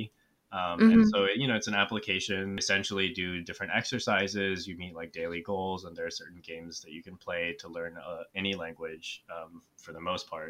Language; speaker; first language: English; native; English